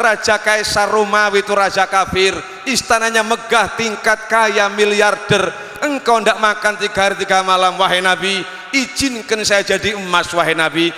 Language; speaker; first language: Indonesian; non-native, local second language; Javanese